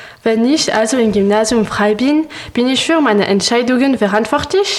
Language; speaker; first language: German; non-native, learner; French